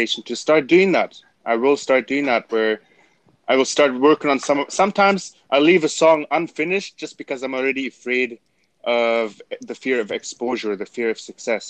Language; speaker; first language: English; non-native, fluent; German